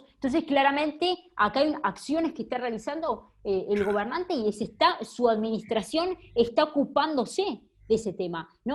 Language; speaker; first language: Spanish; native; Spanish